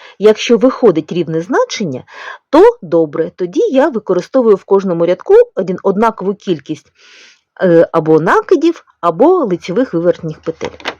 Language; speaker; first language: Ukrainian; non-native, local second language; Russian